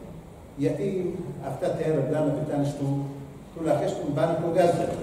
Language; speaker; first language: Greek; non-native, learner; Arabic